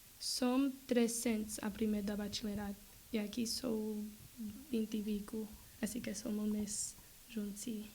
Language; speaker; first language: Catalan; non-native, learner; English